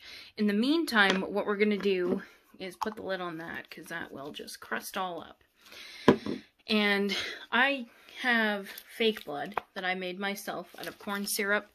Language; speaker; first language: English; native; English